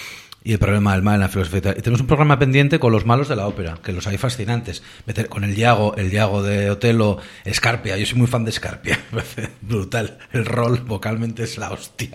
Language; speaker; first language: Spanish; native; Spanish